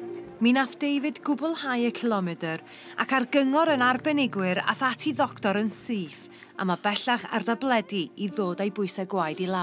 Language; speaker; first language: Welsh; native; Welsh